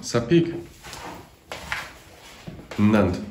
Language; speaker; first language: Albanian; non-native, learner; German